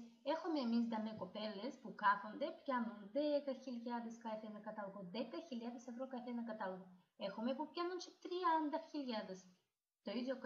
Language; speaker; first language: Greek; non-native, learner; Russian